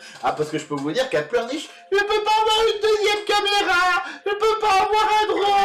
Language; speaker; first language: French; native; French